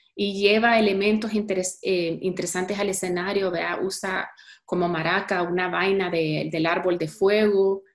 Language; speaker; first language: Spanish; early bilingual, heritage; Spanish